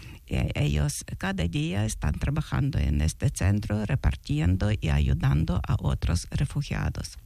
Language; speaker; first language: Spanish; non-native, learner; Ukrainian